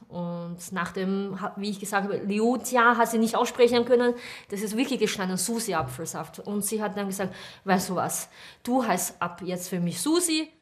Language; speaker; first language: German; non-native, fluent; Chinese